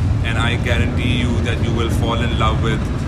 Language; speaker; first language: English; non-native, local second language; Urdu